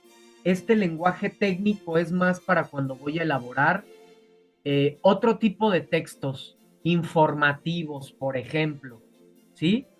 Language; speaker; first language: Spanish; native; Spanish